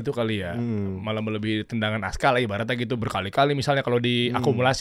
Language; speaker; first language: Indonesian; native; Indonesian